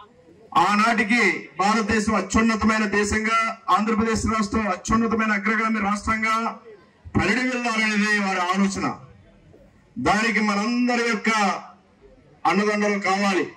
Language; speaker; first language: Telugu; native; Telugu